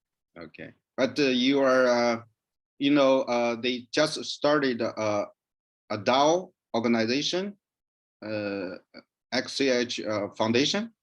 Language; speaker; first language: English; non-native, learner; Chinese